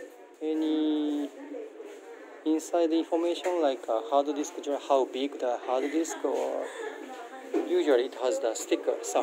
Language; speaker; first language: English; non-native, learner; Japanese